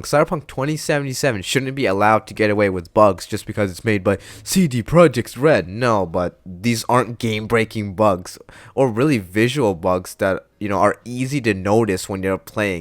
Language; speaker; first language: English; native; English